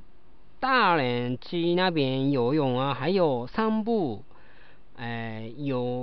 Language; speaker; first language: Chinese; non-native, learner; Japanese